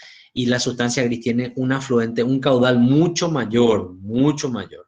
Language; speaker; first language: Spanish; native; Spanish